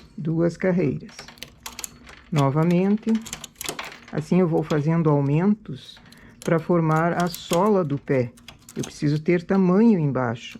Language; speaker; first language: Portuguese; native; Portuguese